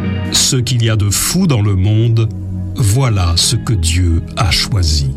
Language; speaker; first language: French; native; French